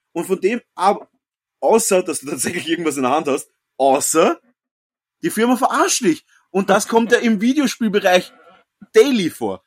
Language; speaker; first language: German; native; German